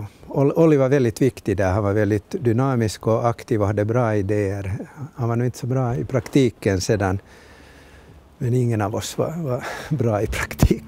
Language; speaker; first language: Swedish; native; Swedish